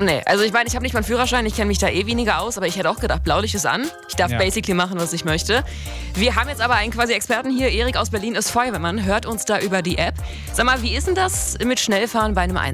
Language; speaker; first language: German; native; German